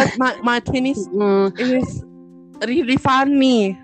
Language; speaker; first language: English; non-native, learner; Thai